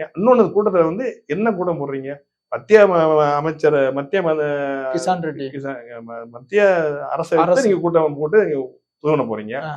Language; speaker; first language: Tamil; native; Tamil